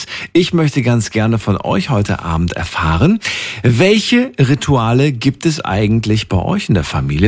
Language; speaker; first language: German; native; German